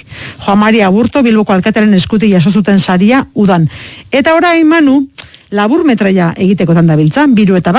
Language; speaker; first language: Basque; native; Basque